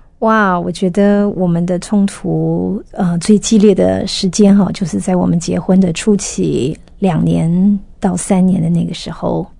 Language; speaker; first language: Chinese; native; Chinese